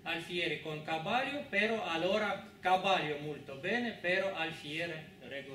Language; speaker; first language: Italian; non-native, learner; Spanish